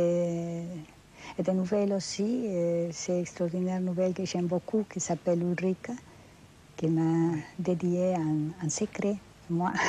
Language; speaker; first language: French; non-native, fluent; Spanish